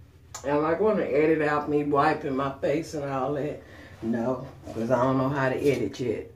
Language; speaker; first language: English; native; English